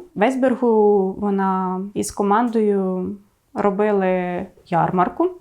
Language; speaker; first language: Ukrainian; native; Ukrainian